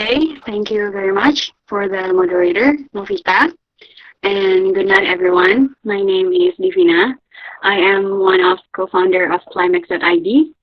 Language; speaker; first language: English; non-native, local second language; Indonesian